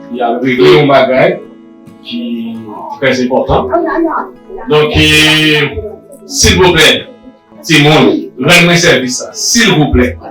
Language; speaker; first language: French; non-native, learner; Haitian Creole